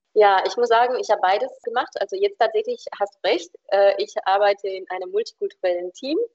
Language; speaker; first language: German; non-native, fluent; Romanian